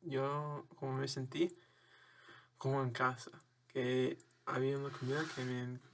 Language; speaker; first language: Spanish; non-native, learner; English